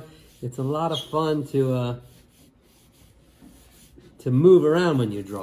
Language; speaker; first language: English; native; English